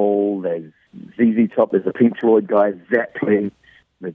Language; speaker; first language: English; native; English